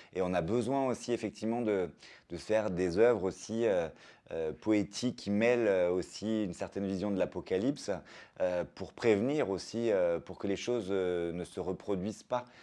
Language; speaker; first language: French; native; French